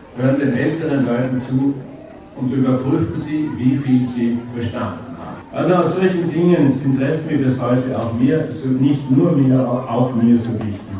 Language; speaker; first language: German; native; German